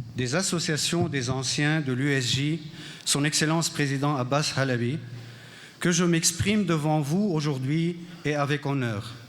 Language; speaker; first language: French; non-native, local second language; Arabic